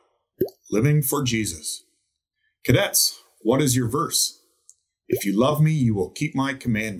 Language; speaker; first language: English; native; English